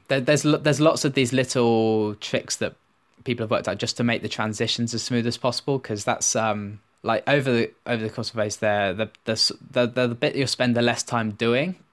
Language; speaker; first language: English; native; English